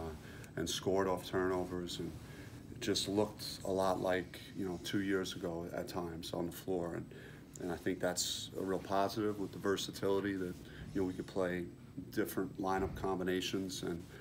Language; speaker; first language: English; native; English